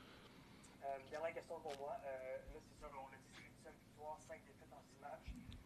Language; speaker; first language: French; native; French